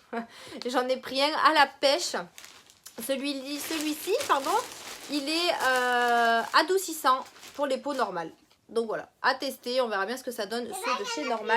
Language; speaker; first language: French; native; French